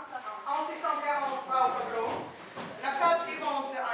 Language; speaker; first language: French; non-native, fluent; Ukrainian